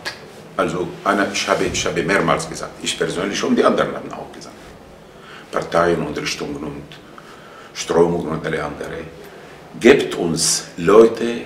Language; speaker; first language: German; non-native, fluent; Arabic